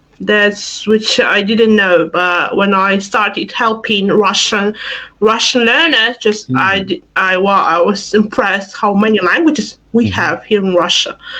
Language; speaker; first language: English; non-native, fluent; Russian